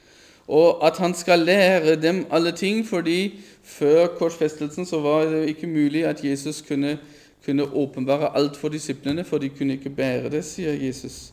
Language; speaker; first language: Norwegian; non-native, fluent; German